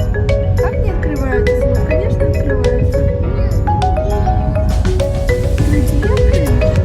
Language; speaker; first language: Russian; native; Russian